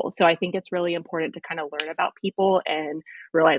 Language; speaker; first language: English; native; English